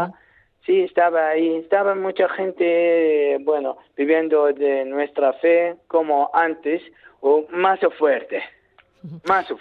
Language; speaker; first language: Spanish; non-native, learner; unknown